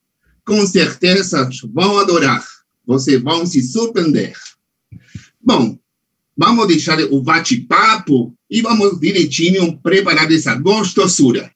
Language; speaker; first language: Portuguese; non-native, fluent; Spanish